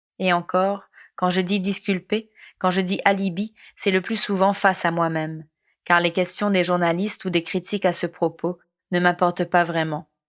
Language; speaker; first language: French; non-native, local second language; Morisyen